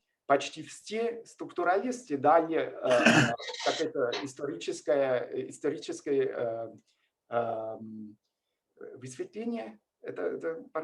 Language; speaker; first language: Russian; non-native, fluent; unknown